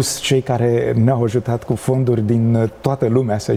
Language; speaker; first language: Romanian; native; Romanian